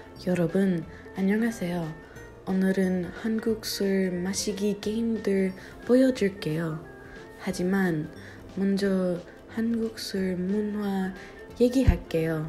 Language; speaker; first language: Korean; non-native, learner; English